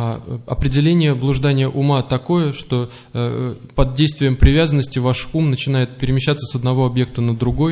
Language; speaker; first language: Russian; native; Russian